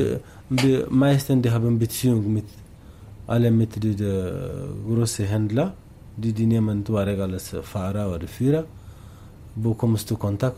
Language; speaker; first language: German; non-native, learner; Tamasheq